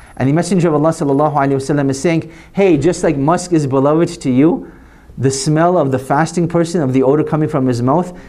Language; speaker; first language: English; native; English